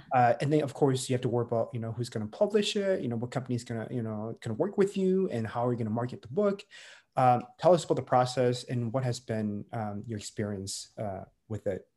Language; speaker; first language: English; native; English